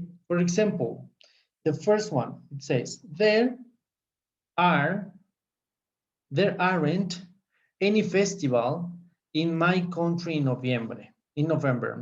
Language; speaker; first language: English; non-native, fluent; Spanish